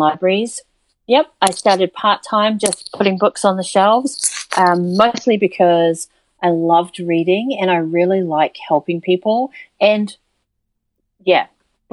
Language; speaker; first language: English; native; English